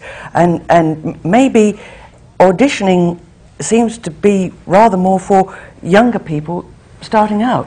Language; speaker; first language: English; native; English